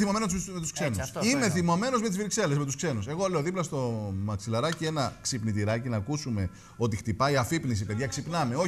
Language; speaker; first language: Greek; native; Greek